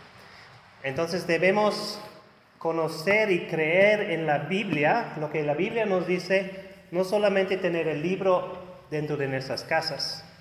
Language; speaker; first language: Spanish; non-native, fluent; German